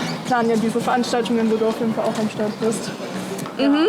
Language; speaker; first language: German; native; German